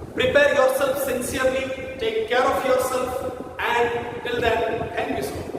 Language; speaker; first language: English; non-native, local second language; Gujarati